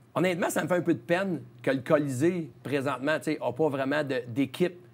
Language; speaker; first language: French; native; French